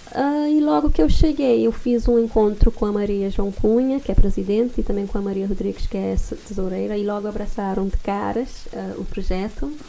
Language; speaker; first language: Portuguese; non-native, local second language; Kabuverdianu